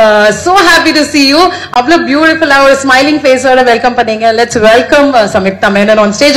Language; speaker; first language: Tamil; native; Tamil